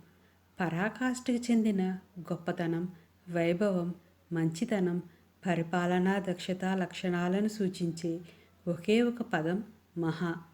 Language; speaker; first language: Telugu; native; Telugu